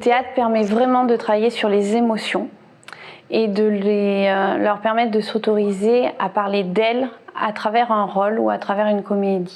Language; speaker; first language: French; native; French